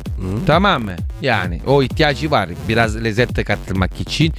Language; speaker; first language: Turkish; non-native, learner; Italian